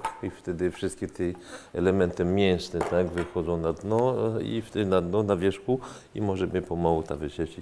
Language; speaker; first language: Polish; non-native, fluent; French